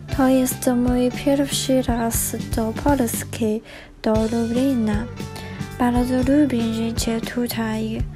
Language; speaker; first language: Polish; non-native, learner; Chinese